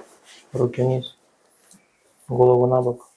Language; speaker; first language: Russian; native; Russian